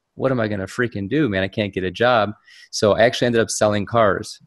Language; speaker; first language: English; native; English